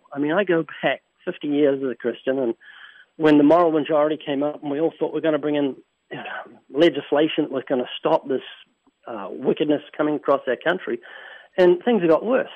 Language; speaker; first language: English; native; English